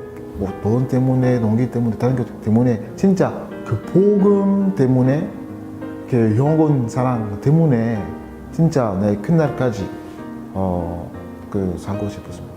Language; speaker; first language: Korean; non-native, learner; French